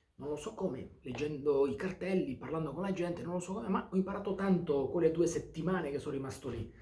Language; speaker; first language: Italian; non-native, fluent; Basque